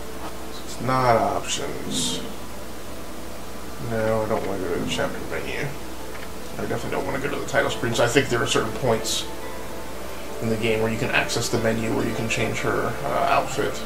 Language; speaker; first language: English; native; English